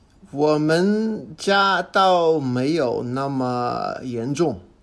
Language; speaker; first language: Chinese; non-native, fluent; English